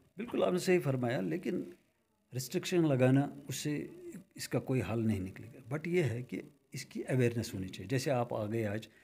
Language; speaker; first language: Hindi; non-native, local second language; Kashmiri